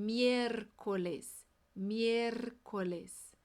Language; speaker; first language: Spanish; non-native, fluent; Portuguese